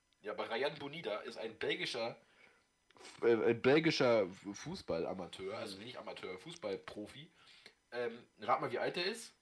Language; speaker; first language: German; native; German